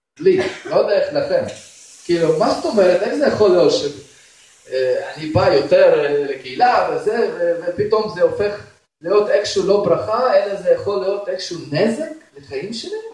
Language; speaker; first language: Hebrew; non-native, fluent; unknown